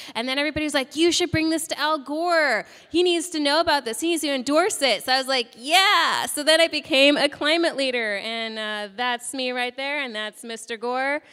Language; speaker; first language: English; native; English